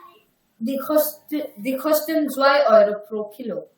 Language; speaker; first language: German; non-native, learner; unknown